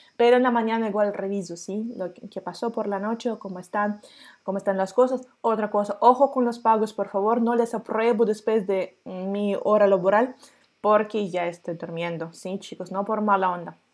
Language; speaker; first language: Spanish; non-native, fluent; Russian